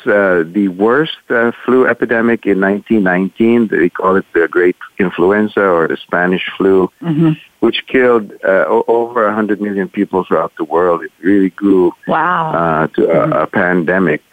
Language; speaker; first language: English; non-native, local second language; Filipino